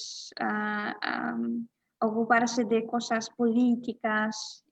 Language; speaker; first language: Spanish; non-native, fluent; Russian